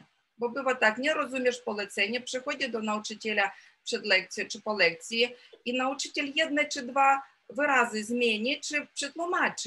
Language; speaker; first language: Polish; non-native, fluent; Ukrainian